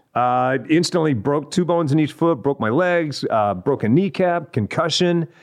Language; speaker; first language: English; native; English